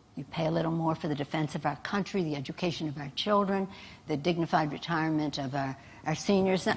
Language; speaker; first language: English; native; English